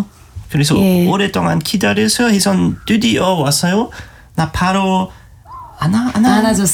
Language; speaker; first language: Korean; non-native, learner; German